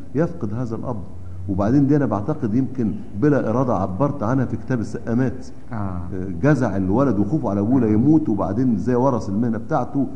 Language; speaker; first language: Egyptian Arabic; native; Egyptian Arabic